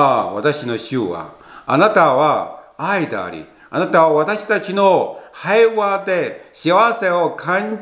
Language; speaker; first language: Japanese; non-native, learner; Chinese